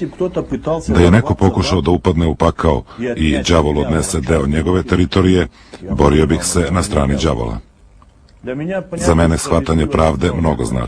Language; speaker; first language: Serbian; native; Serbian